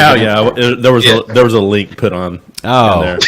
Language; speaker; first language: English; native; English